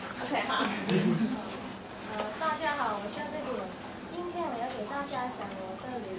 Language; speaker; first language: Chinese; non-native, learner; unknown